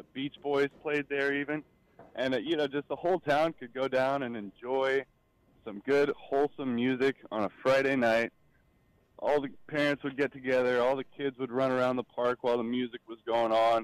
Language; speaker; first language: English; native; English